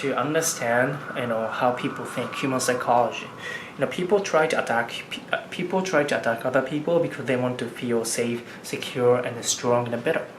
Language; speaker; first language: English; non-native, fluent; Japanese